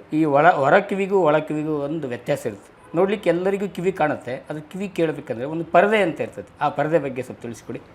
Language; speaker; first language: Kannada; native; Kannada